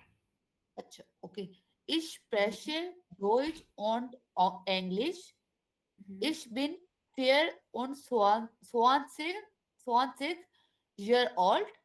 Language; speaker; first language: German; non-native, learner; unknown